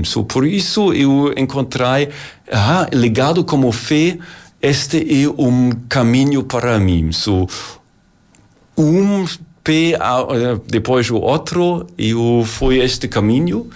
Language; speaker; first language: Portuguese; non-native, learner; German